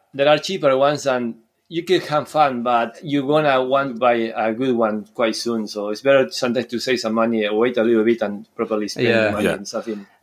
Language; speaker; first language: English; non-native, fluent; Spanish